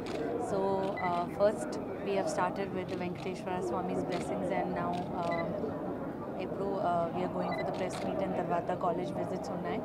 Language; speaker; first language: Telugu; non-native, learner; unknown